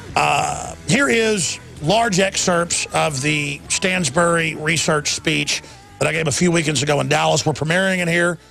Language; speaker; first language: English; native; English